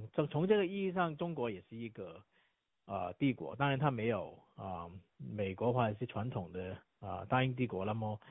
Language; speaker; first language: Chinese; non-native, local second language; Cantonese